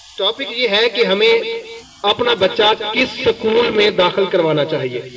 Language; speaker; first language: Urdu; non-native, local second language; Punjabi